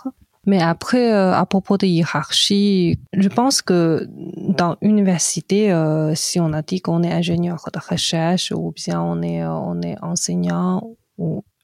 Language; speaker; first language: French; non-native, fluent; Chinese